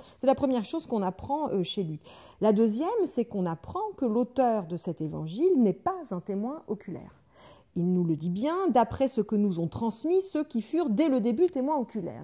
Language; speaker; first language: French; native; French